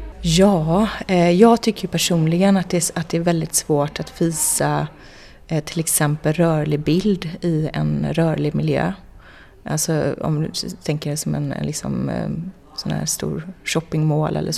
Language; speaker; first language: Swedish; native; Swedish